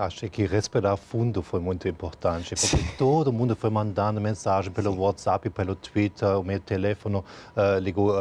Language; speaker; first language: Portuguese; non-native, fluent; German